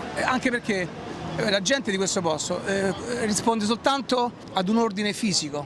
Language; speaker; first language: Italian; native; Italian